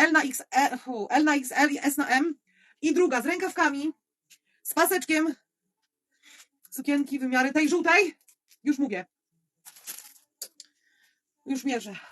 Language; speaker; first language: Polish; native; Polish